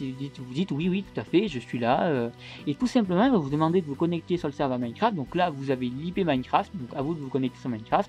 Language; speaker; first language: French; native; French